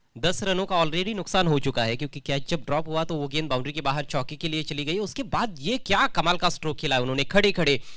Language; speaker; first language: Hindi; non-native, local second language; Marathi